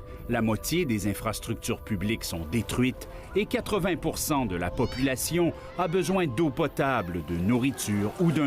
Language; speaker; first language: French; native; French